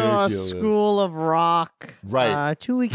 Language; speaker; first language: English; native; English